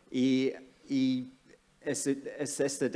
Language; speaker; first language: Spanish; non-native, fluent; English